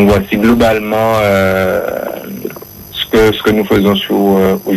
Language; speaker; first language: French; native; French